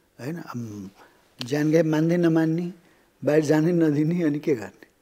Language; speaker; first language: Nepali; native; Nepali